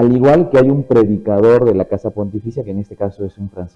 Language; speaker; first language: Spanish; native; Spanish